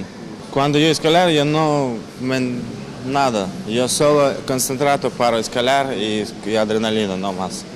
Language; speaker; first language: Spanish; non-native, learner; Russian